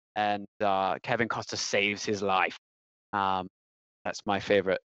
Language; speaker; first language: English; native; English